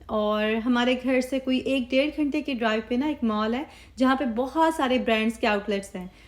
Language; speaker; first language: Urdu; native; Urdu